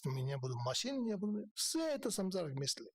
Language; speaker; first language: Russian; non-native, learner; Tibetan